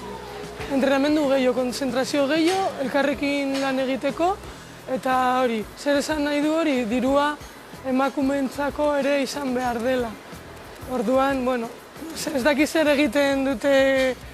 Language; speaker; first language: Basque; non-native, local second language; Spanish